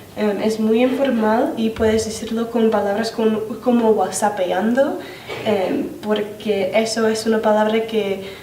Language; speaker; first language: Spanish; non-native, learner; English